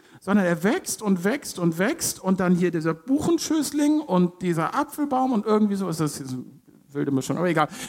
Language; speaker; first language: German; native; German